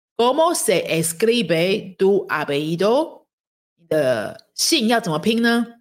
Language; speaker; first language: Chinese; native; Chinese